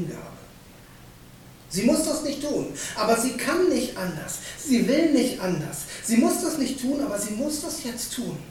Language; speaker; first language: German; native; German